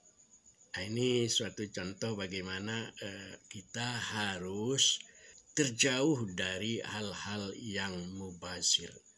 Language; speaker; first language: Indonesian; non-native, local second language; Minangkabau